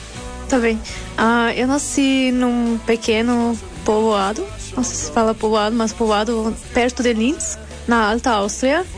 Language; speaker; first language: Portuguese; non-native, learner; German